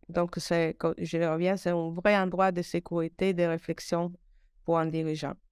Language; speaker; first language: French; non-native, fluent; Italian